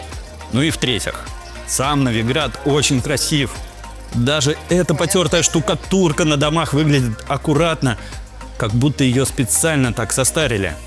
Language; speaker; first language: Russian; native; Russian